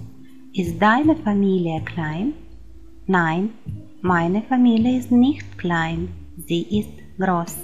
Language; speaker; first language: German; non-native, fluent; Ukrainian